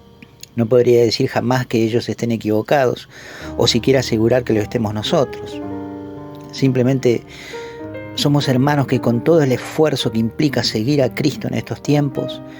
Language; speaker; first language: Spanish; native; Spanish